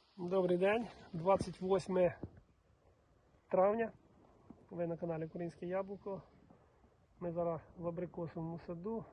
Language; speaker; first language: Ukrainian; native; Ukrainian